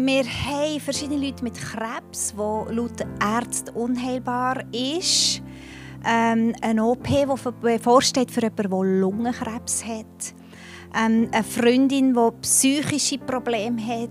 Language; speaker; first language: German; native; German